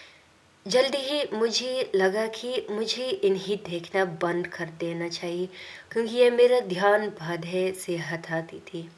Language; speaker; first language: Hindi; non-native, learner; English